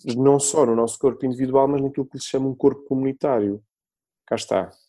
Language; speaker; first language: Portuguese; native; Portuguese